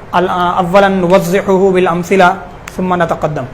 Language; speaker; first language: Arabic; non-native, fluent; Urdu